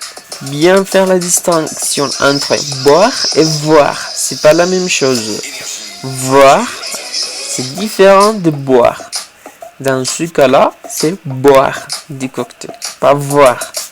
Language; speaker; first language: French; non-native, fluent; Spanish